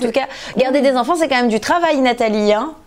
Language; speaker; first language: French; native; French